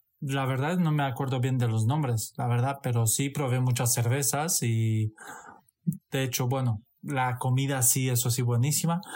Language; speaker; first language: Spanish; non-native, fluent; Romanian